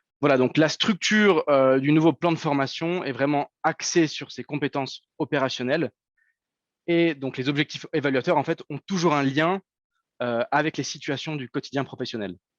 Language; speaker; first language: French; native; French